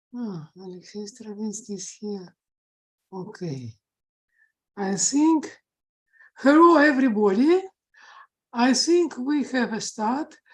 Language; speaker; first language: English; non-native, fluent; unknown